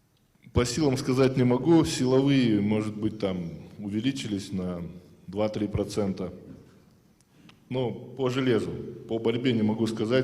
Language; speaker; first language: Russian; native; Russian